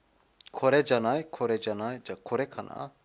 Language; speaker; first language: Japanese; non-native, learner; German